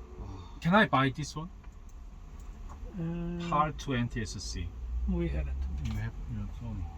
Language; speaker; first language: English; non-native, learner; Korean